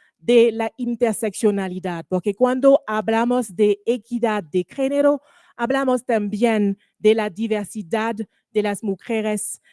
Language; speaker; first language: Spanish; non-native, learner; French